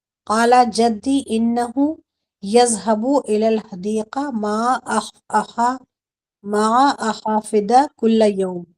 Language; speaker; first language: Arabic; non-native, learner; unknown